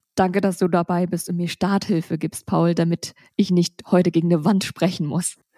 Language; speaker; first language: German; early bilingual, other home language; Vietnamese